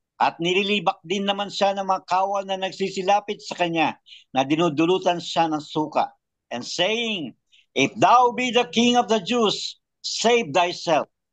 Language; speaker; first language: Filipino; native; Filipino